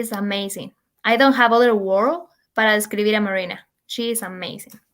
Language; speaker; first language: English; non-native, learner; Spanish